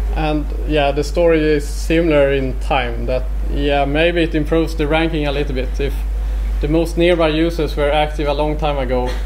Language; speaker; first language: English; non-native, fluent; Swedish